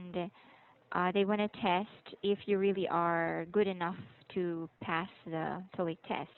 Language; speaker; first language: English; non-native, local second language; Filipino